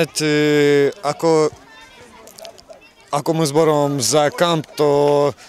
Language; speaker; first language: Macedonian; non-native, learner; Russian